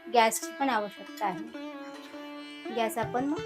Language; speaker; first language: Marathi; native; Marathi